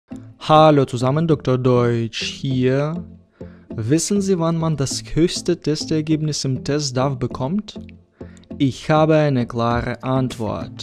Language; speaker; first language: German; non-native, fluent; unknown